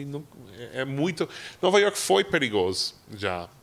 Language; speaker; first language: Portuguese; non-native, fluent; English